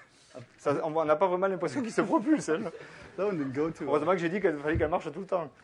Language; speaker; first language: French; native; French